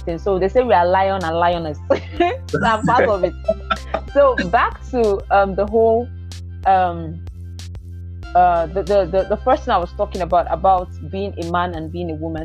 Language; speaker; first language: English; non-native, local second language; Igbo